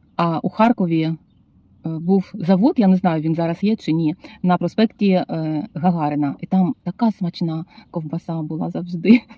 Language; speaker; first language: Ukrainian; native; Ukrainian